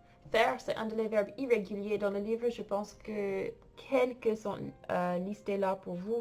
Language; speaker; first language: French; non-native, fluent; English